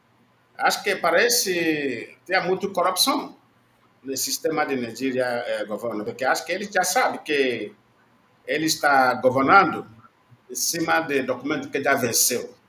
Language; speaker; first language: Portuguese; non-native, learner; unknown